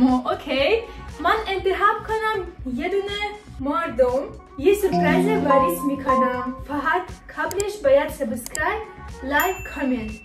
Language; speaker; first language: Persian; non-native, learner; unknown